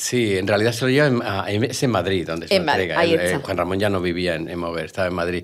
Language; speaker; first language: Spanish; native; Spanish